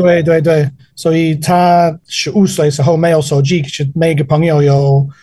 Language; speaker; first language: Chinese; non-native, learner; English